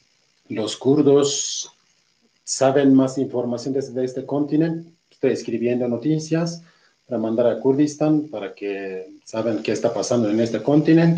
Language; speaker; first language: Spanish; non-native, fluent; Kurdish